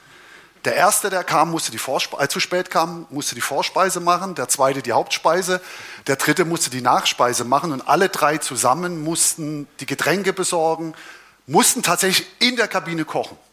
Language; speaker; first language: German; native; German